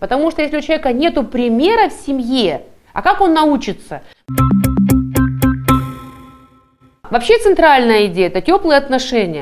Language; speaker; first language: Russian; native; Russian